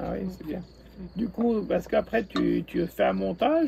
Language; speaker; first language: French; native; French